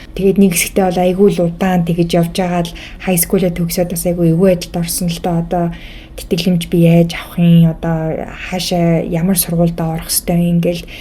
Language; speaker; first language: Mongolian; early bilingual, heritage; Mongolian